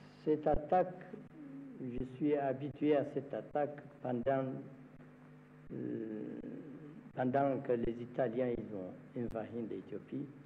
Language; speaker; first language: French; non-native, fluent; Amharic